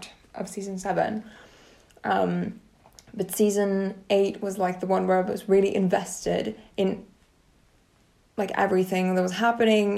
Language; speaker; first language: English; non-native, fluent; Swedish